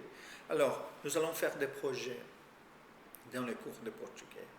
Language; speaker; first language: French; non-native, fluent; Portuguese